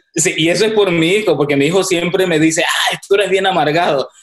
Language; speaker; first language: Spanish; native; Spanish